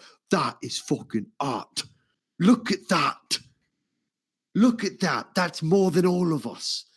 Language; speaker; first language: English; native; English